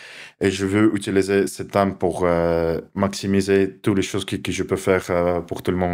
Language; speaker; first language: French; non-native, fluent; Russian